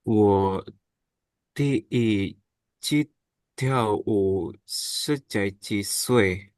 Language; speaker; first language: Chinese; non-native, learner; Indonesian